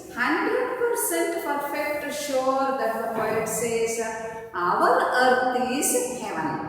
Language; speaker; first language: English; non-native, local second language; Kannada